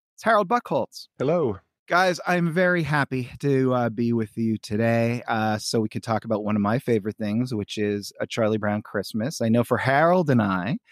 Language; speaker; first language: English; native; English